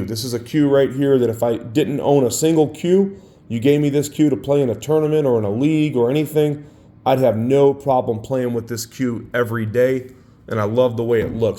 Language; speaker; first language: English; native; English